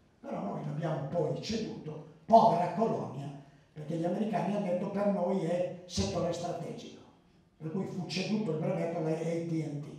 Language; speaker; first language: Italian; early bilingual, other home language; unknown